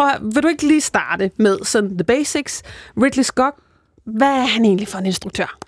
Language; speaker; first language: Danish; native; Danish